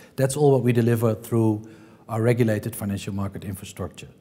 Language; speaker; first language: English; non-native, fluent; Dutch